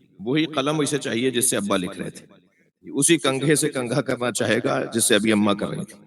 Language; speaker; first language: Urdu; native; Urdu